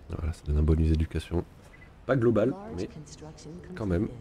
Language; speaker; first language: French; native; French